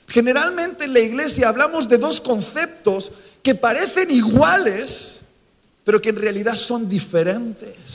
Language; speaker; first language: Spanish; native; Spanish